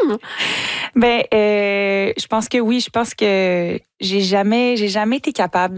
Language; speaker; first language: French; native; French